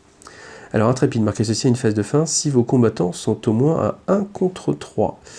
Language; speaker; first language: French; native; French